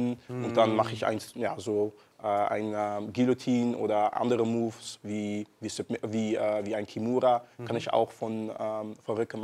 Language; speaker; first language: German; non-native, learner; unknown